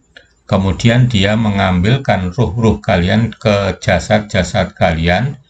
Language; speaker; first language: Indonesian; native; Indonesian